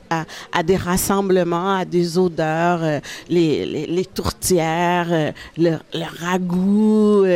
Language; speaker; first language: French; early bilingual, other home language; Haitian Creole